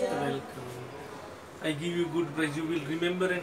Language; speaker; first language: English; non-native, learner; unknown